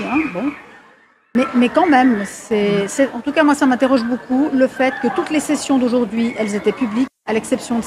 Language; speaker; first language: French; native; French